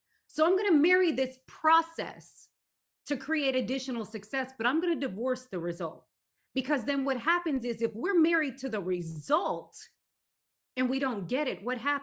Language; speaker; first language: English; native; English